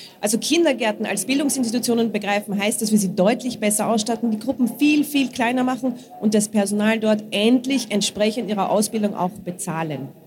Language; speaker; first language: German; native; German